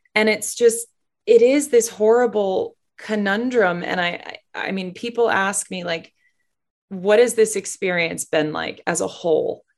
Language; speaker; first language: English; native; English